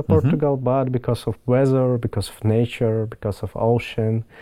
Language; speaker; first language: English; non-native, fluent; Ukrainian